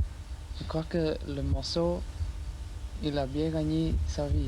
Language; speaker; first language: French; non-native, local second language; Dutch